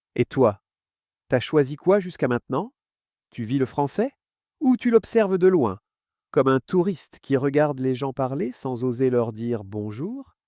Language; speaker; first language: French; non-native, fluent; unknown